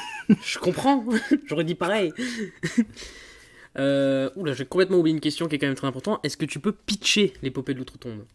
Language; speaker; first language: French; native; French